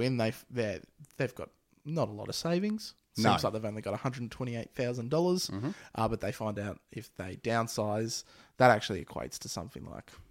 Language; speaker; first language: English; native; English